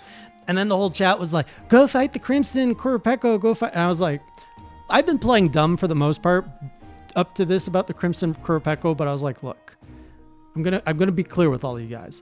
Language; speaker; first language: English; native; English